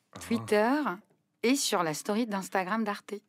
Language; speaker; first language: French; non-native, local second language; Arabic